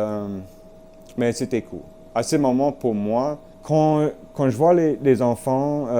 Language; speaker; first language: French; non-native, local second language; English